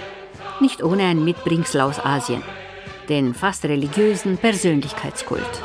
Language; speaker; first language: German; native; German